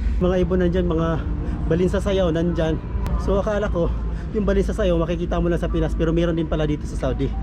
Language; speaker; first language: Filipino; non-native, local second language; Cebuano